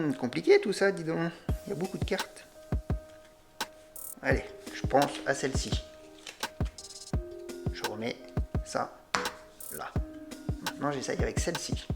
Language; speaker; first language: French; native; French